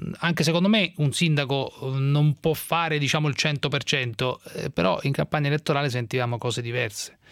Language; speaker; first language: Italian; native; Italian